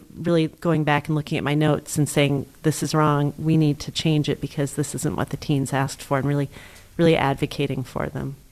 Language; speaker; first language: English; native; English